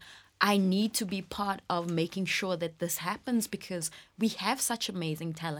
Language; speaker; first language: English; native; English